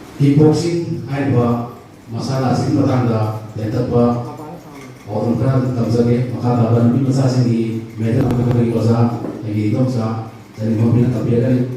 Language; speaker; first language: Manipuri; native; Manipuri